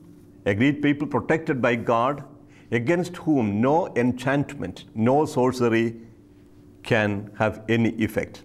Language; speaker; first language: English; non-native, local second language; Malayalam